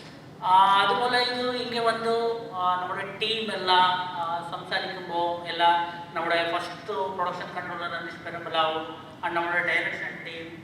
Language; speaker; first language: Malayalam; non-native, learner; Kannada